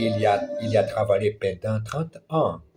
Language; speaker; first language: French; non-native, learner; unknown